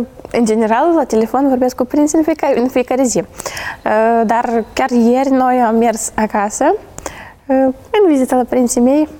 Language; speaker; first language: Romanian; non-native, fluent; Ukrainian